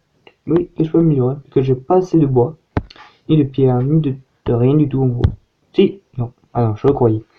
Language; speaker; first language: French; native; French